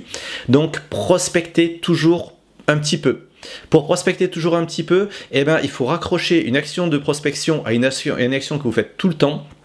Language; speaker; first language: French; native; French